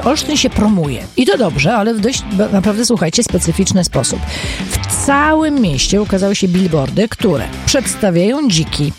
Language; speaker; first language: Polish; native; Polish